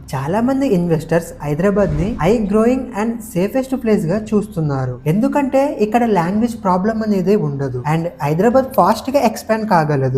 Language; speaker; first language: Telugu; native; Telugu